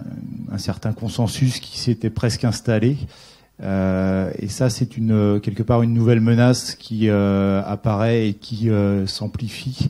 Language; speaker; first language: French; native; French